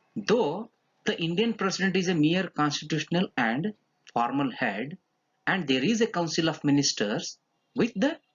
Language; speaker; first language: English; non-native, local second language; Kannada